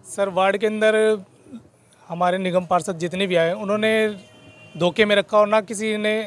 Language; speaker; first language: Hindi; native; Hindi